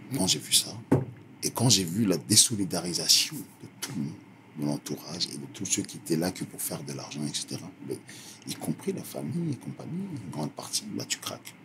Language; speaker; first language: French; early bilingual, other home language; Lingala